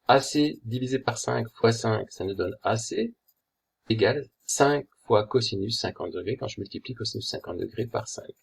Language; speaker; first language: French; native; French